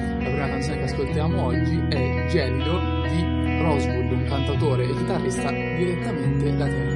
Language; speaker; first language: Italian; native; Italian